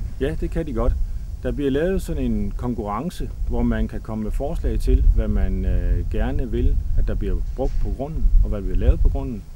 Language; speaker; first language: Danish; native; Danish